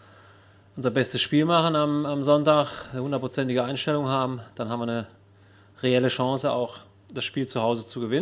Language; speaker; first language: German; native; German